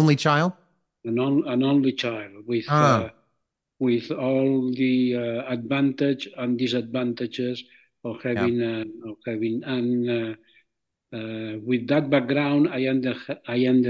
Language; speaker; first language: English; non-native, fluent; Catalan